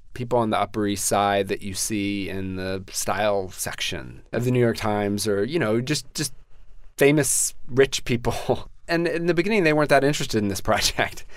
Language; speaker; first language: English; native; English